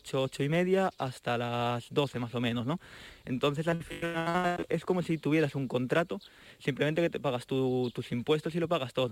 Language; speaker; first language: Spanish; native; Spanish